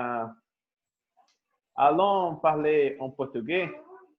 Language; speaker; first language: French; non-native, learner; Portuguese